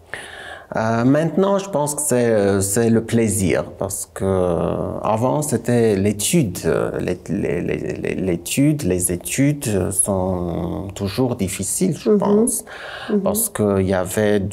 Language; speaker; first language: French; non-native, fluent; Armenian